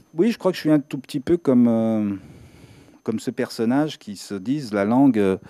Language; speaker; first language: French; non-native, fluent; Serbian